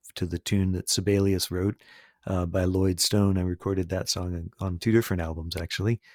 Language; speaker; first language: English; native; English